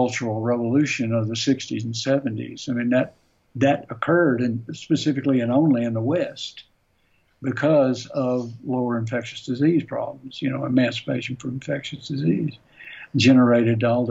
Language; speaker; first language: English; native; English